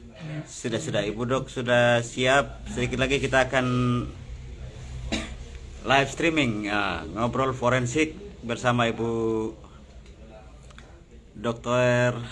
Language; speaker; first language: Indonesian; native; Indonesian